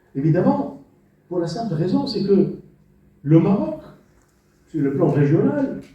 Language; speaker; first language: French; non-native, local second language; Arabic